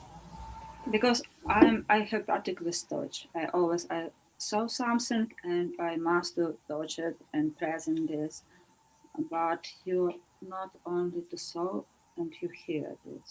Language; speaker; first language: English; non-native, learner; Ukrainian